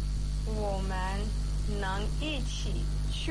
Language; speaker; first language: Chinese; non-native, learner; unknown